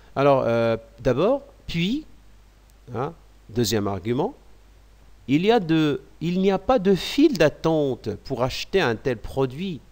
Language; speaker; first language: French; non-native, local second language; Arabic